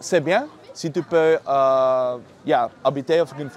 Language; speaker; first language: French; non-native, learner; Dutch